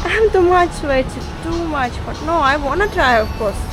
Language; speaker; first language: English; non-native, learner; Russian